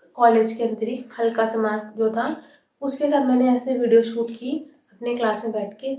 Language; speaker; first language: Hindi; native; Hindi